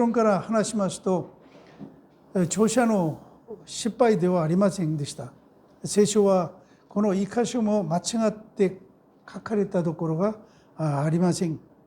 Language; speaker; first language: Japanese; non-native, fluent; Korean